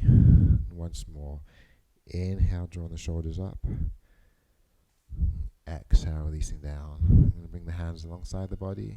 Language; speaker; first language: English; native; English